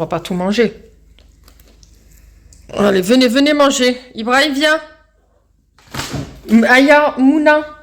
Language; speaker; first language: French; native; French